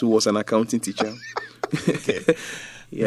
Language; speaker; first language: English; non-native, local second language; Ga